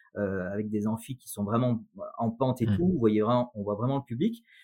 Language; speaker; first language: French; native; French